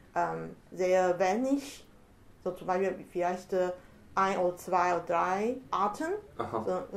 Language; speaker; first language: German; non-native, learner; Chinese